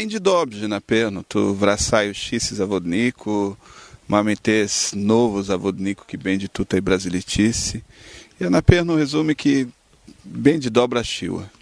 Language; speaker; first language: Polish; non-native, learner; Portuguese